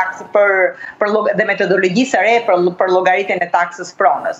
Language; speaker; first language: Albanian; native; Albanian